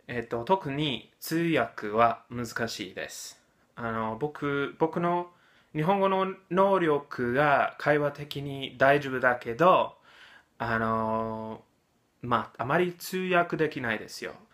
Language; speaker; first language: Japanese; non-native, fluent; English